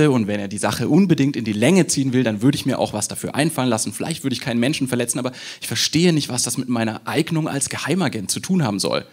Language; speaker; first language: German; native; German